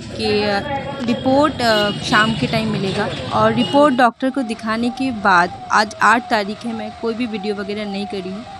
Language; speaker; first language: Hindi; non-native, local second language; Bangla